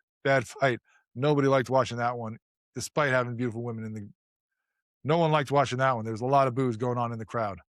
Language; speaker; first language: English; native; English